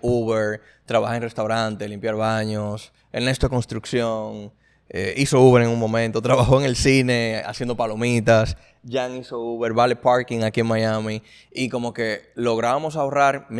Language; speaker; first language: Spanish; native; Spanish